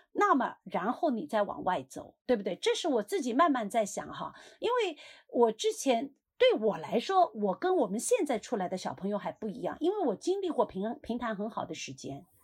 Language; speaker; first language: Chinese; native; Chinese